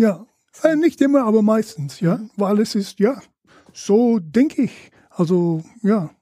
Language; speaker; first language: German; non-native, fluent; English